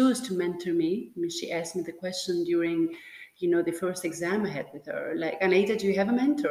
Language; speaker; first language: English; non-native, fluent; Albanian